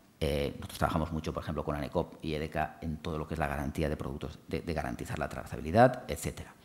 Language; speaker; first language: Spanish; non-native, local second language; Catalan